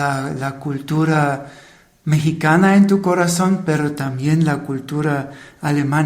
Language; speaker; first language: Spanish; non-native, fluent; German